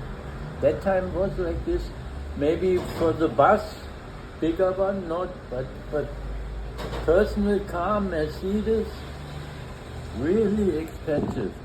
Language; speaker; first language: English; non-native, fluent; German